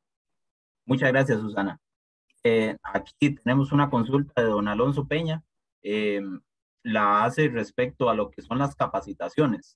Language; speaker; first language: Spanish; native; Spanish